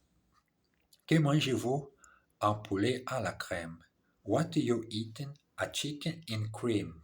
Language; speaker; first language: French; non-native, learner; English